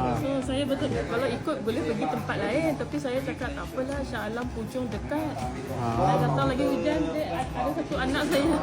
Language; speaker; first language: Malay; native; Malay